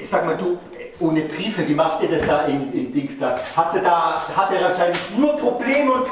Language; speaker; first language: German; native; German